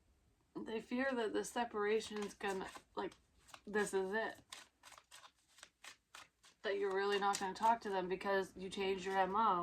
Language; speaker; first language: English; native; English